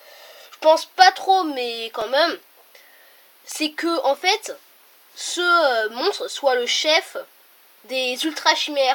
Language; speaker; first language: French; native; French